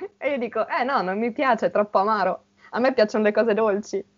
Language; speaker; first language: Italian; native; Italian